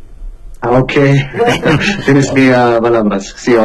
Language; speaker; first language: Spanish; non-native, learner; Arabic